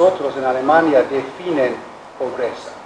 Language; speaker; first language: Spanish; non-native, learner; German